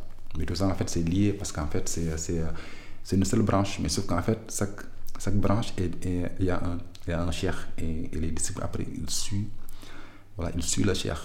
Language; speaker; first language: French; non-native, local second language; Wolof